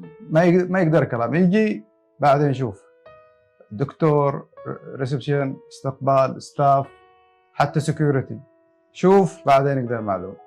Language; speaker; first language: Arabic; non-native, learner; Bangla